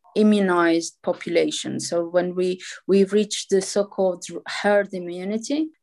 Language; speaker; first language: English; non-native, fluent; Portuguese